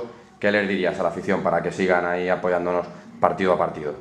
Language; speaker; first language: Spanish; native; Spanish